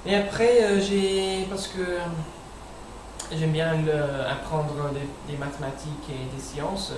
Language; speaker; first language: French; non-native, learner; English